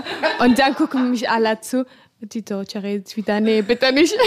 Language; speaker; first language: German; non-native, fluent; Arabic